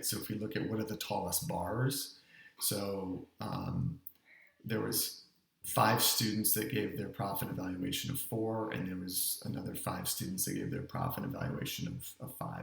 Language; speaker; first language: English; native; English